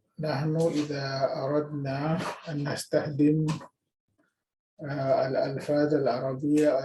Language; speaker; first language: Arabic; non-native, fluent; Indonesian